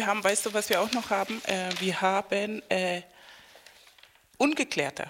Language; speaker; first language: German; non-native, fluent; Spanish